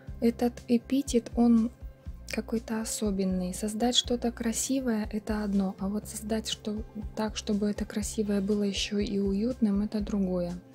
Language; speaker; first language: Russian; native; Russian